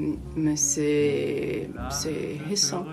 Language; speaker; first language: French; non-native, learner; Portuguese